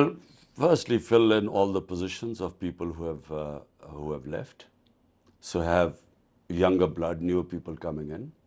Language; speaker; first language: English; non-native, local second language; Urdu